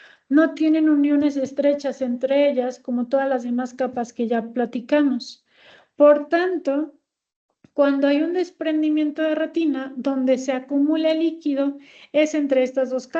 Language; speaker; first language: Spanish; native; Spanish